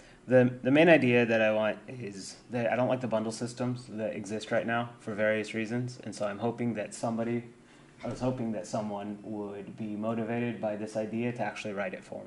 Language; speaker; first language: English; native; English